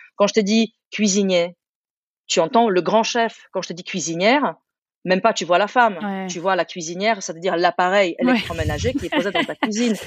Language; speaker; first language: French; non-native, fluent; Polish